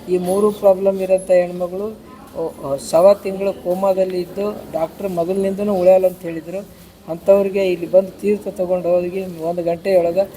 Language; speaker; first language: Kannada; native; Kannada